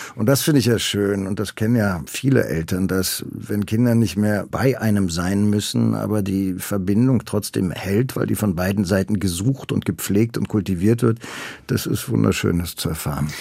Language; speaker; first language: German; native; German